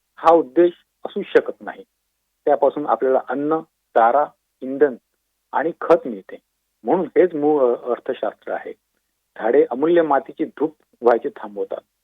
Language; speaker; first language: Marathi; native; Marathi